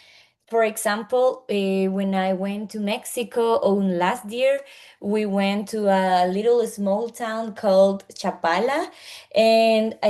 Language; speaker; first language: English; non-native, learner; Spanish